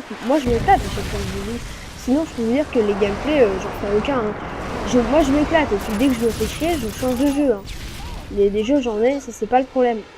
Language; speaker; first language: French; native; French